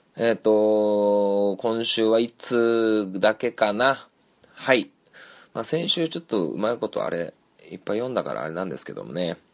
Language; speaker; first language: Japanese; native; Japanese